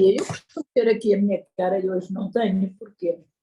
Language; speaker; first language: Portuguese; native; Portuguese